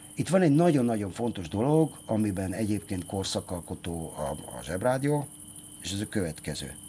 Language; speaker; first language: Hungarian; native; Hungarian